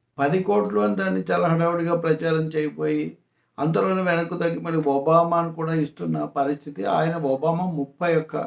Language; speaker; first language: Telugu; native; Telugu